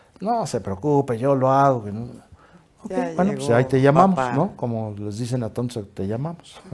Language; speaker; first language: Spanish; native; Spanish